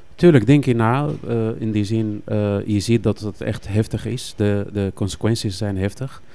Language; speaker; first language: Dutch; non-native, fluent; Arabic